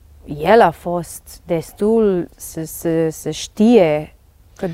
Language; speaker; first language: Romanian; non-native, learner; Dutch